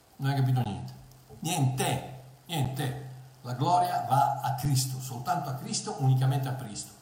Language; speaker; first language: Italian; early bilingual, heritage; Italian